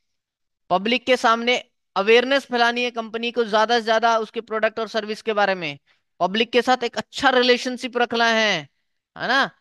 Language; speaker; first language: Hindi; native; Hindi